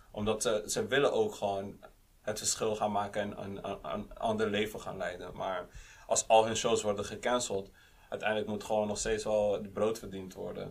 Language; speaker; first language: Dutch; native; Dutch